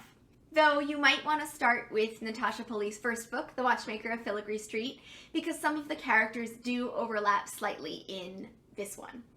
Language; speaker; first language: English; native; English